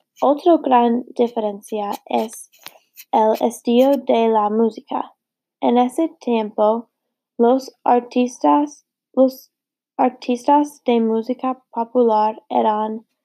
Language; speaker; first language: Spanish; non-native, learner; English